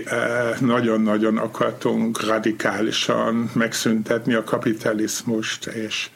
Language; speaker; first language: Hungarian; non-native, fluent; German